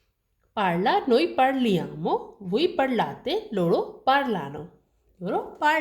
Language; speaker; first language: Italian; non-native, learner; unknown